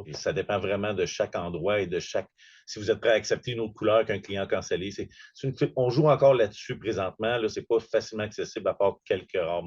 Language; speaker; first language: French; native; French